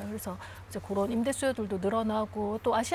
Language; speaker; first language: Korean; native; Korean